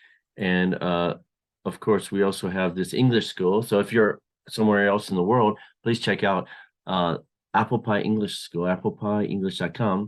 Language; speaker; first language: English; non-native, fluent; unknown